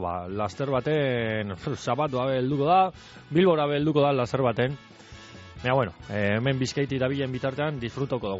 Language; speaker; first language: Basque; native; Basque